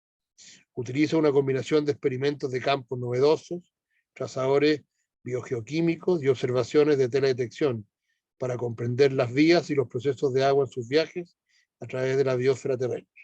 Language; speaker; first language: Spanish; native; Spanish